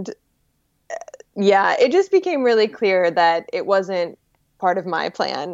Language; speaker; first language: English; native; English